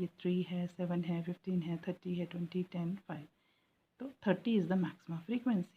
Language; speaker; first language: Hindi; native; Hindi